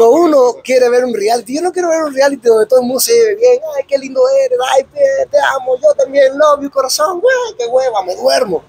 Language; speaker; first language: Spanish; native; Spanish